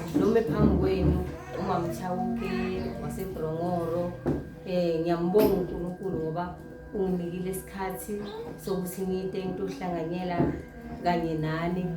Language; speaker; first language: Zulu; non-native, local second language; South Ndebele